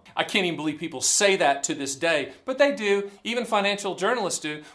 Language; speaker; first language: English; native; English